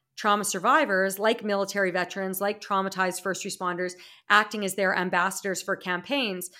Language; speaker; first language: English; native; English